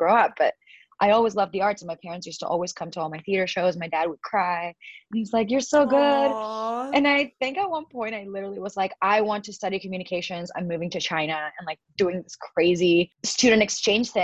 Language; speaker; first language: English; early bilingual, other home language; Spanish